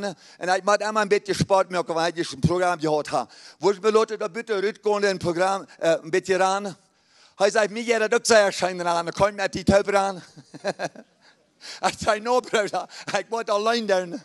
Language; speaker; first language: German; early bilingual, heritage; Plautdietsch